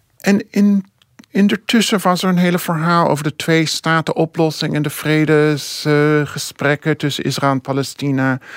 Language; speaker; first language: Dutch; non-native, fluent; English